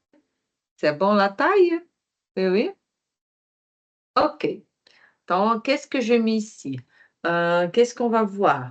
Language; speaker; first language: French; non-native, fluent; Portuguese